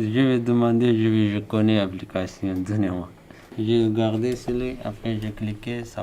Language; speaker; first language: French; non-native, learner; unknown